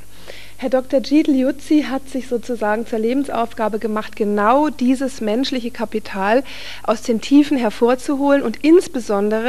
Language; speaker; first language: German; native; German